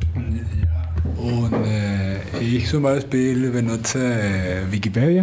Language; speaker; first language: German; non-native, fluent; Spanish